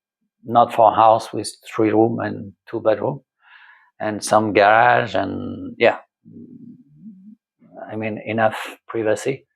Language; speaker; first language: English; non-native, learner; French